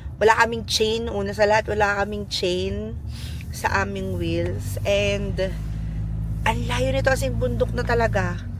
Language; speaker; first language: Filipino; native; Filipino